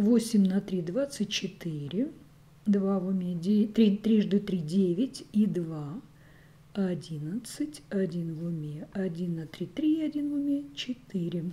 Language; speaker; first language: Russian; native; Russian